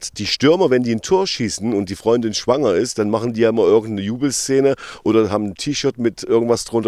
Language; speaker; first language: German; native; German